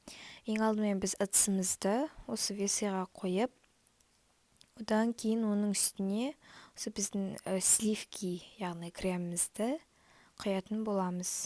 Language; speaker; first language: Kazakh; native; Kazakh